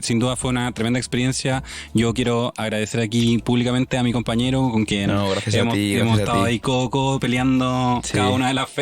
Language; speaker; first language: Spanish; native; Spanish